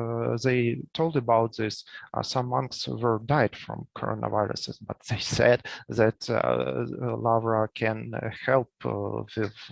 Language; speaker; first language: English; non-native, learner; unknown